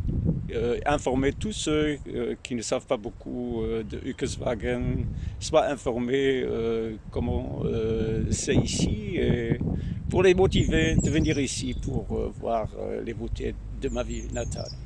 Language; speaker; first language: French; non-native, learner; German